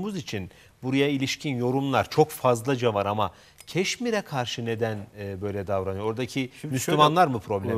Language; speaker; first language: Turkish; native; Turkish